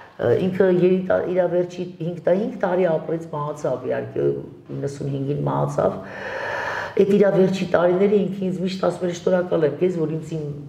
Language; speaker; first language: Armenian; native; Armenian